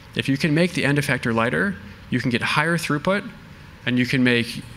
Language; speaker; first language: English; native; English